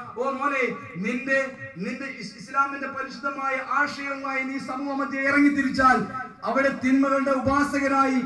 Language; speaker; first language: Malayalam; native; Malayalam